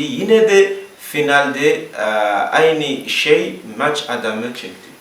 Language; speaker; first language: Turkish; non-native, learner; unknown